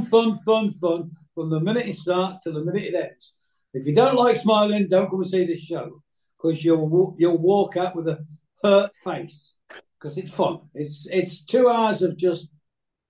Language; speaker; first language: English; native; English